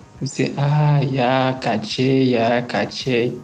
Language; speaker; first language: Spanish; non-native, fluent; Haitian Creole